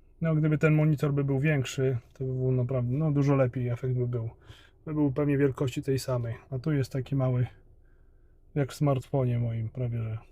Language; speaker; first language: Polish; native; Polish